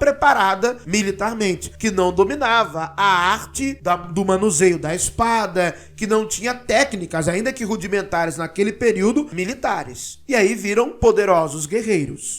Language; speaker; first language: Portuguese; native; Portuguese